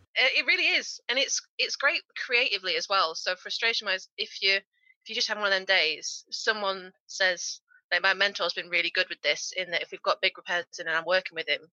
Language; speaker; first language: English; native; English